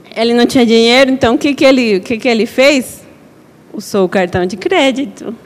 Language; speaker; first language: Portuguese; non-native, fluent; Spanish